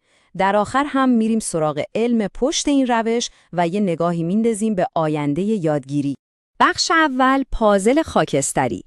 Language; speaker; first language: Persian; native; Persian